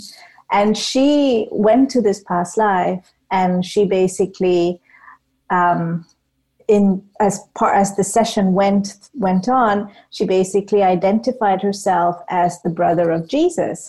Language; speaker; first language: English; non-native, local second language; Tamil